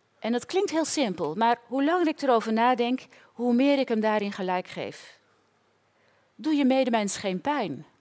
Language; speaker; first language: Dutch; native; Dutch